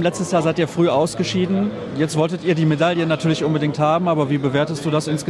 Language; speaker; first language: German; native; German